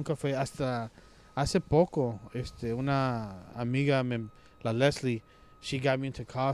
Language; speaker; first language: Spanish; early bilingual, heritage; Spanish